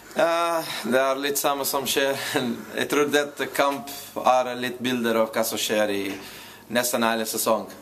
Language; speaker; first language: Norwegian; non-native, fluent; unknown